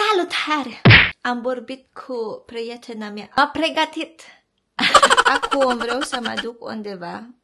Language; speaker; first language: Romanian; non-native, learner; Filipino